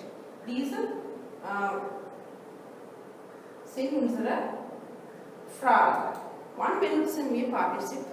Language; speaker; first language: German; non-native, fluent; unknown